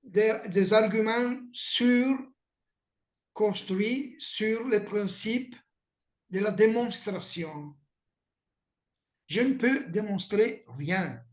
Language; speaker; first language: French; non-native, learner; Italian